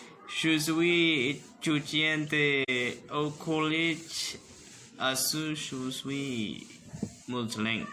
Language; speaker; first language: French; non-native, learner; Somali